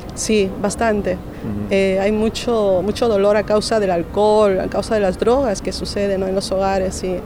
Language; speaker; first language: Spanish; native; Spanish